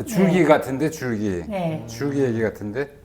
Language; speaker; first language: Korean; native; Korean